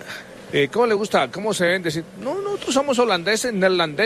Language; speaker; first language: Spanish; native; Spanish